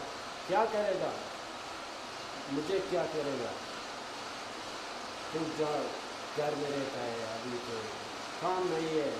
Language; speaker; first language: Hindi; non-native, learner; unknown